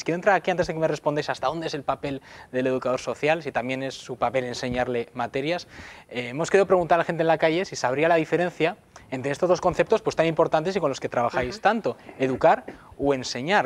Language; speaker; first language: Spanish; native; Spanish